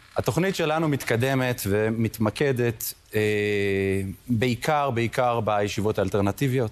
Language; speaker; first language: Hebrew; native; Hebrew